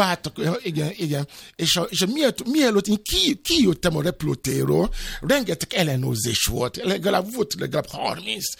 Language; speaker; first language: Hungarian; non-native, fluent; Yoruba